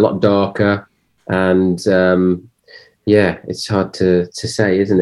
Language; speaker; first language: English; native; English